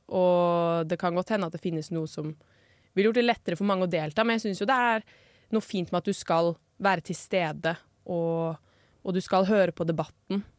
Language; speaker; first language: Norwegian; native; Norwegian